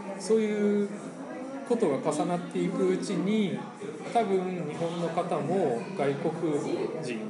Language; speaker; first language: Japanese; early bilingual, heritage; Japanese